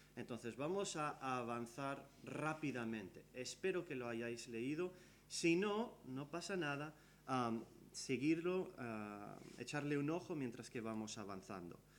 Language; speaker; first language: Spanish; early bilingual, other home language; English